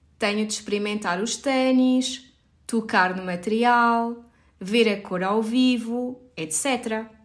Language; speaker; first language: Portuguese; native; Portuguese